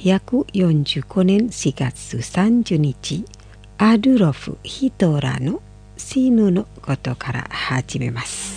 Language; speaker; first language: Japanese; non-native, fluent; Indonesian